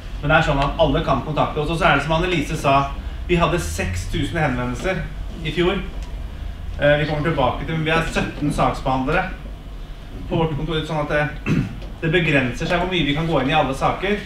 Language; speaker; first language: Norwegian; native; Norwegian